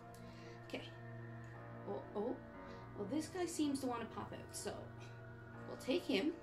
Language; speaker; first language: English; native; English